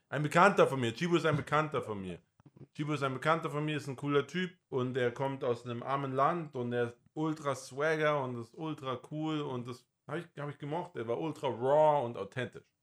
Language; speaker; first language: German; non-native, fluent; English